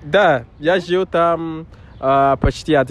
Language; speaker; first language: Russian; non-native, learner; English